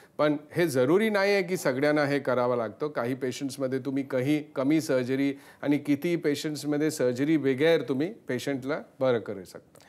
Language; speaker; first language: Marathi; non-native, local second language; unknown